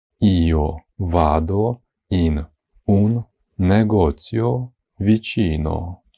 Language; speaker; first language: Italian; non-native, fluent; Ukrainian